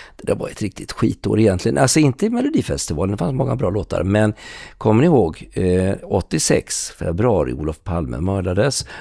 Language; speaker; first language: Swedish; native; Swedish